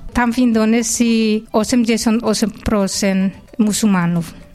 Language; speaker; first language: Polish; non-native, learner; Indonesian